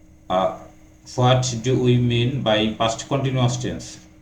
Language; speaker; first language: English; non-native, local second language; Bangla